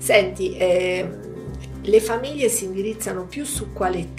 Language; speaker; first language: Italian; native; Italian